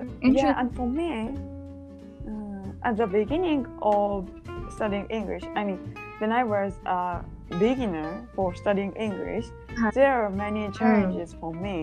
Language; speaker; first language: English; non-native, learner; Japanese